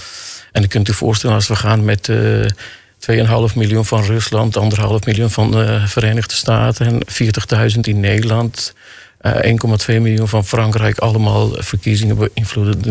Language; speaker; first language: Dutch; non-native, fluent; Armenian